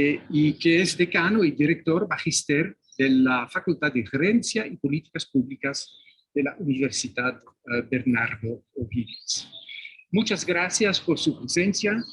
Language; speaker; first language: Spanish; non-native, fluent; French